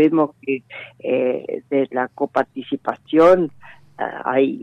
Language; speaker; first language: Spanish; native; Spanish